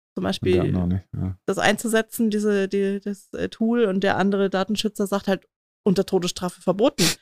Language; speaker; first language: German; native; German